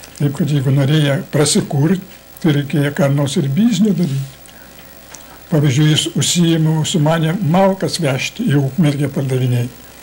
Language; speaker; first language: Lithuanian; native; Lithuanian